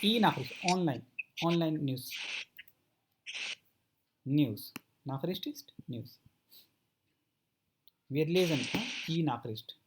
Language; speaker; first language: German; non-native, fluent; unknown